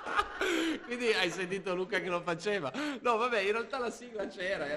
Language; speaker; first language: Italian; native; Italian